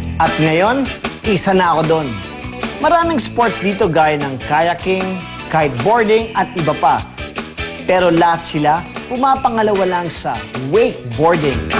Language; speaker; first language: Filipino; native; Filipino